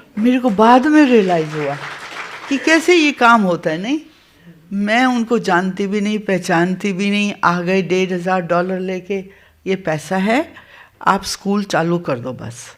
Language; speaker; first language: Hindi; non-native, local second language; Gujarati